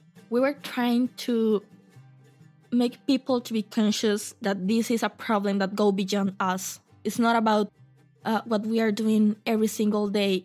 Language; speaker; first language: English; non-native, fluent; Spanish